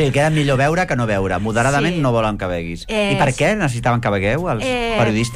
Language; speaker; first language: Catalan; native; Catalan